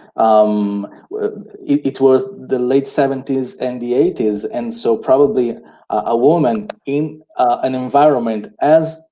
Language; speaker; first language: English; non-native, fluent; Italian